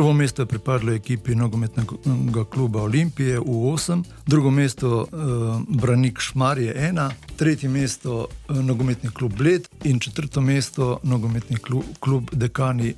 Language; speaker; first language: Slovenian; native; Slovenian